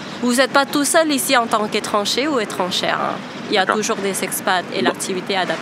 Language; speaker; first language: French; non-native, fluent; Thai